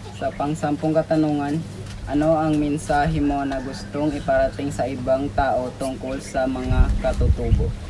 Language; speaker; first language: Filipino; non-native, local second language; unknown